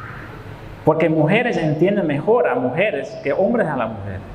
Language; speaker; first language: Spanish; non-native, fluent; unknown